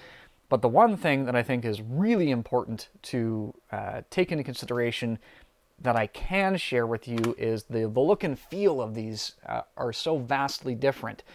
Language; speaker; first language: English; native; English